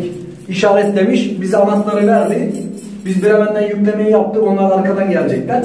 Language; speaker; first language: Turkish; native; Turkish